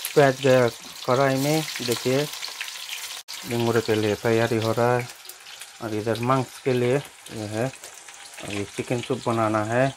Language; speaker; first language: Hindi; non-native, local second language; Nepali